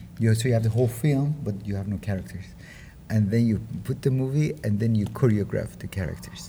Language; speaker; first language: English; non-native, fluent; Persian